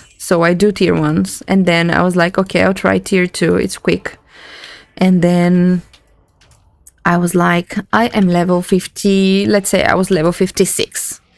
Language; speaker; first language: English; non-native, fluent; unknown